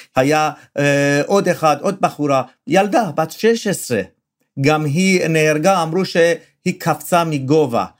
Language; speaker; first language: Hebrew; non-native, fluent; Persian